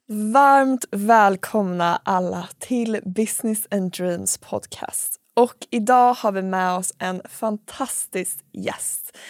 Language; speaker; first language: Swedish; native; Swedish